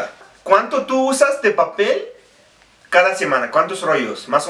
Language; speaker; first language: Spanish; non-native, fluent; Arabic